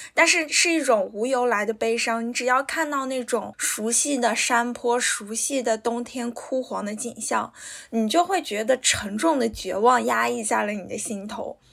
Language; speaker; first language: Chinese; native; Chinese